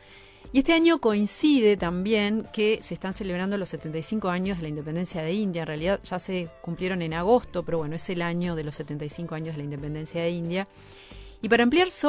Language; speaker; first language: Spanish; native; Spanish